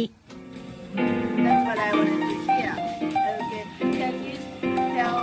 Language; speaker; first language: English; non-native, fluent; Japanese